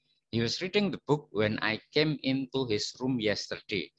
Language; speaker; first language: English; non-native, fluent; Javanese